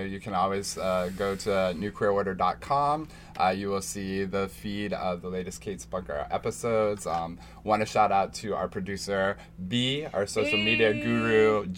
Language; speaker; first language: English; native; English